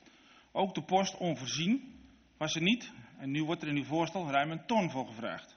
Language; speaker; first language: Dutch; native; Dutch